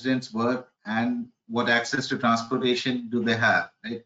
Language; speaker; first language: English; non-native, local second language; Hindi